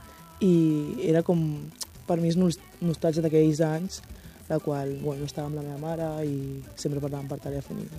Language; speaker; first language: Catalan; early bilingual, other home language; Wolof